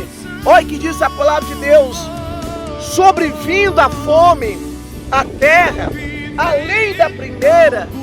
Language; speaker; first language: Portuguese; native; Portuguese